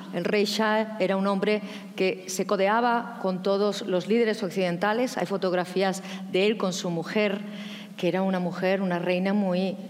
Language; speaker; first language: Spanish; native; Spanish